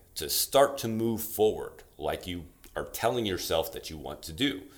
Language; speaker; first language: English; native; English